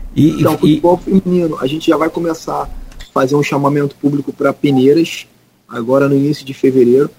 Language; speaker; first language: Portuguese; native; Portuguese